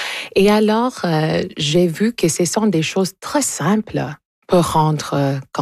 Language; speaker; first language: French; non-native, local second language; English